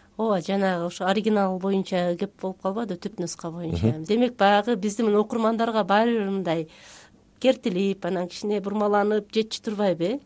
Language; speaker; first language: Kyrgyz; native; Kyrgyz